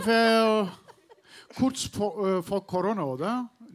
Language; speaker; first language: German; non-native, learner; Turkish